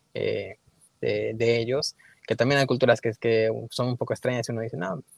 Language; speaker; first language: Spanish; early bilingual, heritage; Spanish